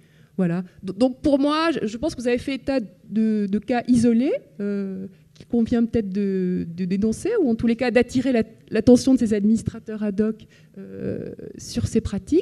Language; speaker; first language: French; native; French